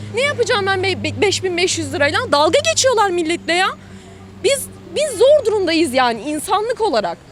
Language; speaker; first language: Turkish; native; Turkish